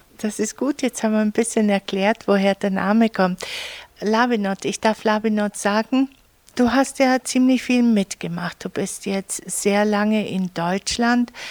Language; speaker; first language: German; native; German